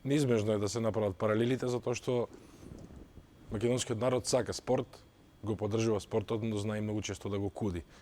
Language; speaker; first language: Macedonian; native; Macedonian